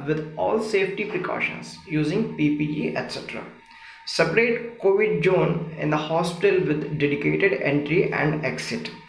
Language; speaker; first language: English; non-native, local second language; Telugu